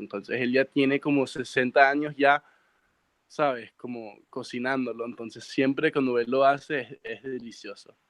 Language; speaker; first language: Spanish; early bilingual, heritage; Spanish